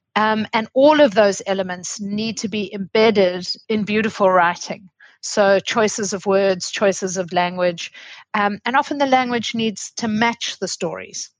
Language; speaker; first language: English; native; English